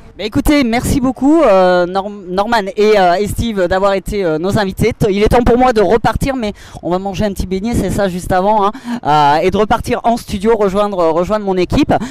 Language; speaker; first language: French; native; French